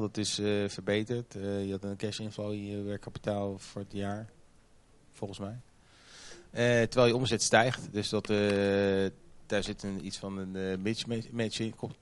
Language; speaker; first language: Dutch; native; Dutch